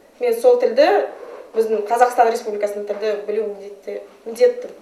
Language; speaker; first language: Kazakh; non-native, local second language; Russian